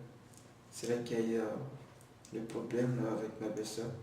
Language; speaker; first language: French; non-native, local second language; Comorian